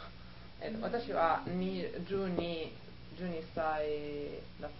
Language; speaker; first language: Japanese; non-native, learner; Italian